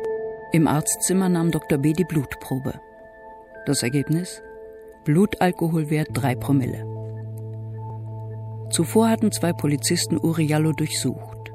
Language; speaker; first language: German; native; German